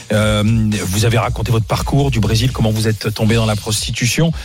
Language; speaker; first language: French; native; French